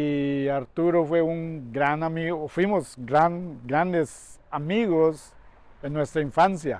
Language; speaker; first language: Spanish; non-native, local second language; Yucateco